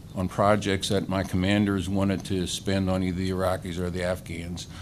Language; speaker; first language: English; native; English